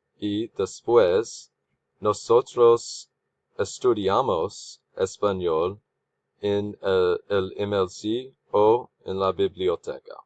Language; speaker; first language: Spanish; non-native, learner; English